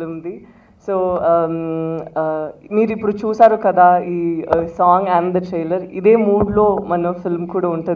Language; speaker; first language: Telugu; non-native, fluent; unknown